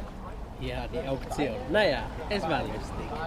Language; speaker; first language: German; non-native, learner; Czech